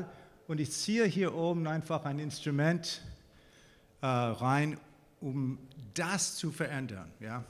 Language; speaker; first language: German; non-native, fluent; English